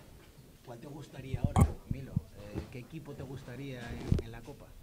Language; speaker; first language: Spanish; native; Spanish